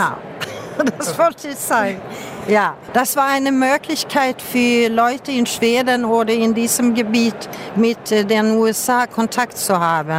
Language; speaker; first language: German; non-native, fluent; Swedish